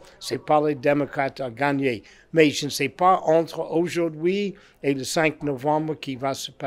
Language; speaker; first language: French; non-native, fluent; English